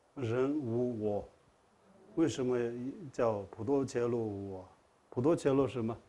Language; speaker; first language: Chinese; non-native, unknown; Tibetan